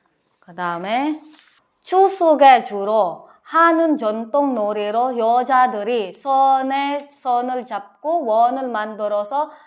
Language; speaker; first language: Korean; non-native, fluent; Filipino